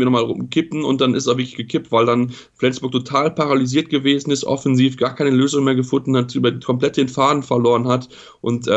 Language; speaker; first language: German; native; German